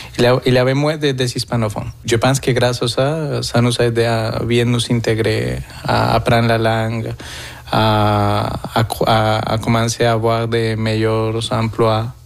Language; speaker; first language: French; non-native, fluent; Spanish